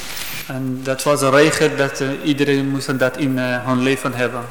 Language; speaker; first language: Dutch; non-native, learner; Persian